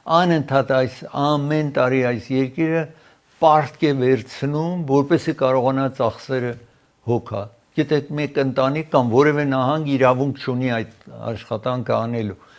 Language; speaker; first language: Armenian; native; Armenian